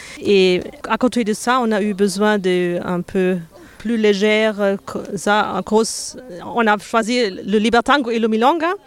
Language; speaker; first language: French; non-native, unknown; German